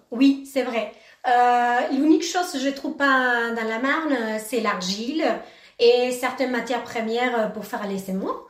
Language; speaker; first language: French; non-native, fluent; Spanish